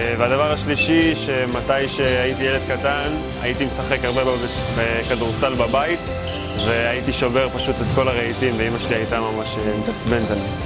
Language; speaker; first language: Hebrew; native; Hebrew